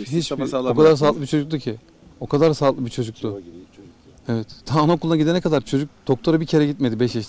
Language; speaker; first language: Turkish; native; Turkish